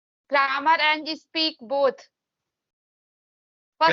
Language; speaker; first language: English; non-native, learner; Hindi